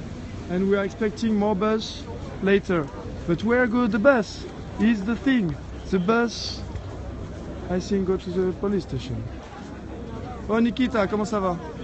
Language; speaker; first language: English; non-native, learner; French